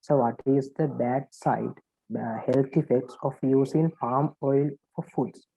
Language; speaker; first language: English; non-native, local second language; Sinhala